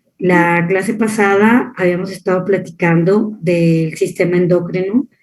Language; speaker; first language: Spanish; native; Spanish